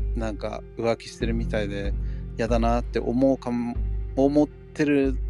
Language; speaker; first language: Japanese; non-native, fluent; English